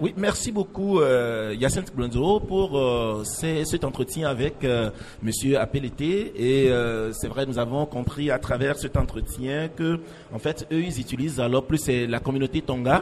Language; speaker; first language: French; non-native, local second language; Ewe